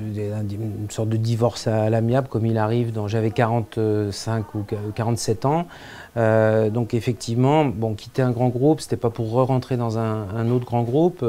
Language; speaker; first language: French; native; French